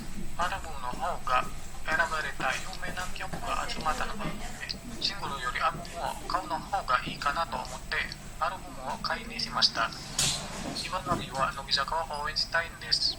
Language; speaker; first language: Japanese; non-native, learner; Indonesian